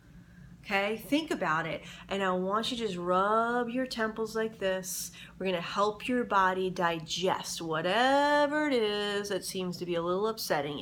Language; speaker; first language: English; native; English